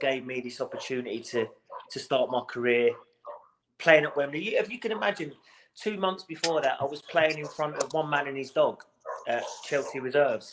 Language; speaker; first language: English; native; English